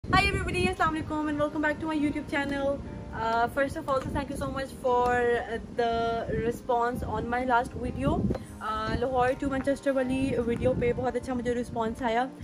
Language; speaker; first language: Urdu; native; Urdu